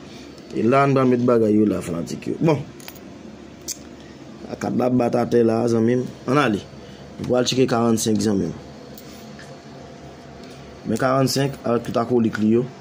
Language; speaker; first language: French; non-native, local second language; Haitian Creole